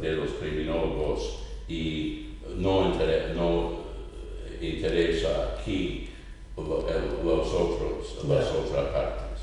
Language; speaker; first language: Spanish; non-native, fluent; English